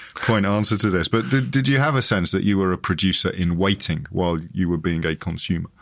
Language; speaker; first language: English; native; English